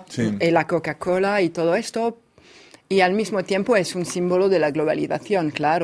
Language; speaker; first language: Spanish; non-native, fluent; French